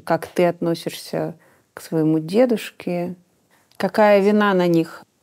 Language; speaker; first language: Russian; native; Russian